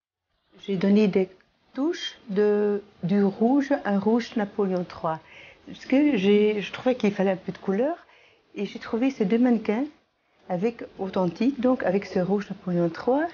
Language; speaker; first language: French; non-native, local second language; Dutch